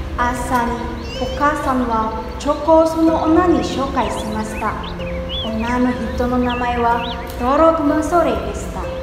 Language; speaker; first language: Japanese; non-native, learner; Indonesian